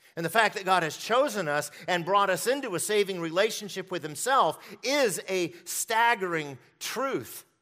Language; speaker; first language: English; early bilingual, other home language; Hungarian